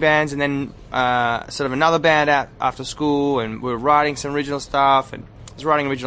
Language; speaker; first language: English; native; English